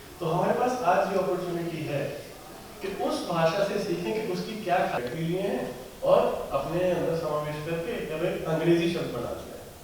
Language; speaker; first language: Hindi; native; Hindi